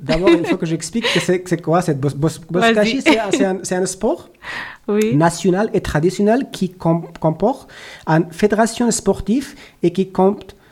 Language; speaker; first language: French; non-native, learner; Persian